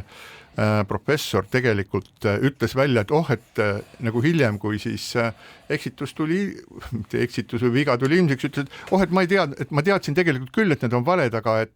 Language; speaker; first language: Estonian; native; Estonian